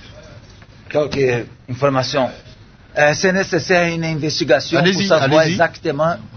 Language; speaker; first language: French; non-native, learner; Portuguese